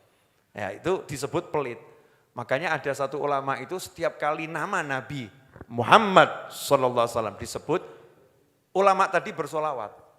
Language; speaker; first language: Indonesian; native; Indonesian